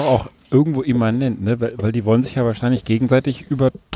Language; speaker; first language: German; native; German